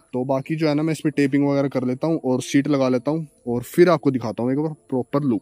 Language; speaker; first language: Hindi; native; Hindi